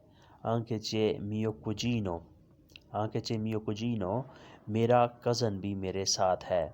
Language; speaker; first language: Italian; non-native, learner; Urdu